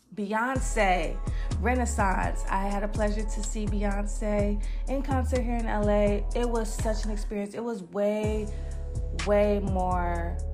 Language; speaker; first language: English; native; English